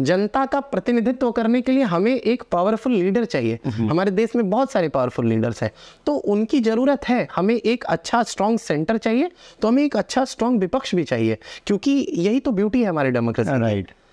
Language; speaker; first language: Hindi; non-native, local second language; Bhojpuri